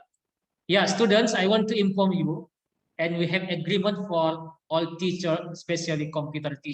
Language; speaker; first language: English; non-native, learner; Indonesian